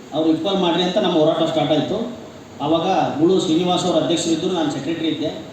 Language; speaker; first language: Kannada; native; Kannada